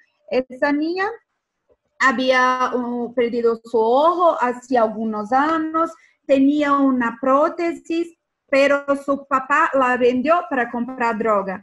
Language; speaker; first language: Spanish; non-native, fluent; Portuguese